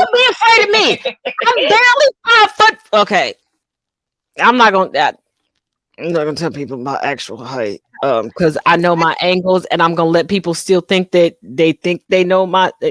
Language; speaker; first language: English; native; English